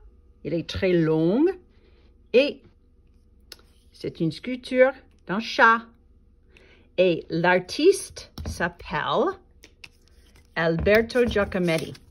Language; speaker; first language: French; non-native, fluent; English